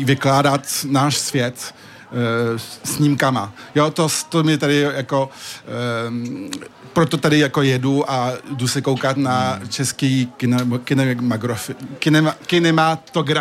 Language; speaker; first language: Czech; early bilingual, heritage; French